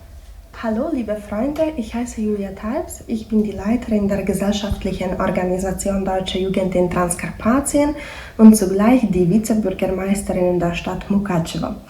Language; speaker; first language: German; early bilingual, heritage; German